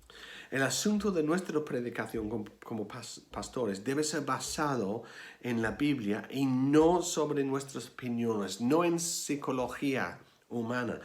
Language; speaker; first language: Spanish; non-native, fluent; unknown